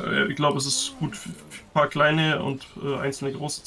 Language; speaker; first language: German; native; German